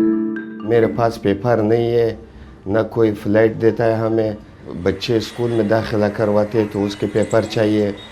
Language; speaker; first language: Hindi; non-native, fluent; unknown